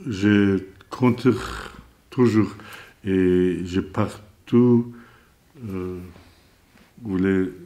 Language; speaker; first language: French; non-native, learner; Azerbaijani